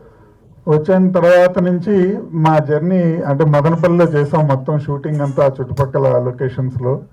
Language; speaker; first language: Telugu; native; Telugu